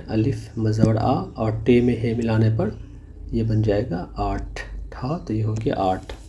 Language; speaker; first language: Hindi; native; Hindi